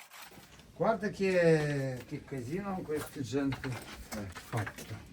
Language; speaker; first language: Italian; non-native, learner; Russian